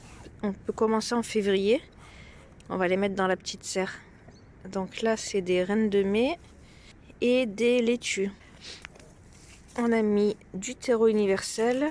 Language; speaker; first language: French; native; French